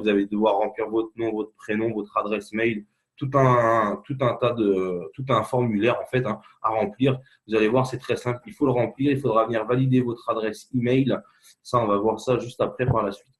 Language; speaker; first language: French; native; French